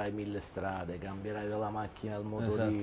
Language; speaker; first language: Italian; native; Italian